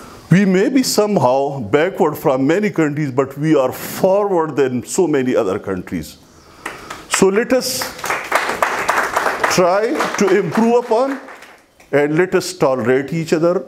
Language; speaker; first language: English; non-native, local second language; Pashto